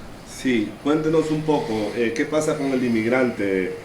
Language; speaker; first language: Spanish; native; Spanish